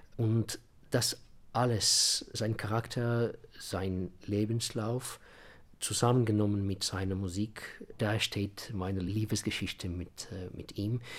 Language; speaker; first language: German; non-native, fluent; Russian